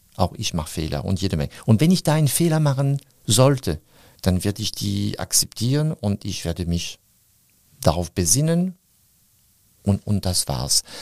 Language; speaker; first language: German; non-native, fluent; French